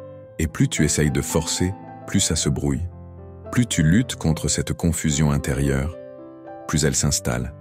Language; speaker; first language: French; native; French